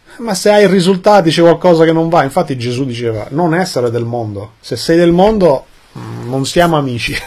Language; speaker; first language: Italian; early bilingual, other home language; Albanian